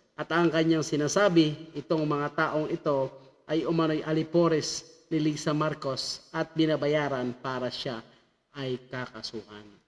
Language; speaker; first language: Filipino; native; Filipino